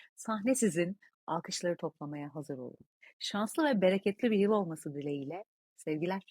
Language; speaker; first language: Turkish; native; Turkish